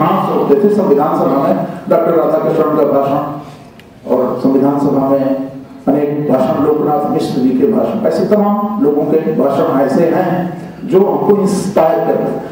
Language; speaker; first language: Hindi; native; Hindi